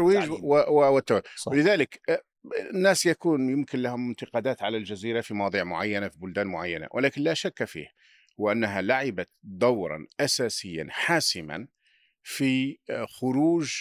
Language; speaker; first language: Arabic; native; Arabic